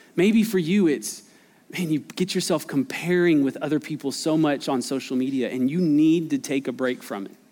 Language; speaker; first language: English; native; English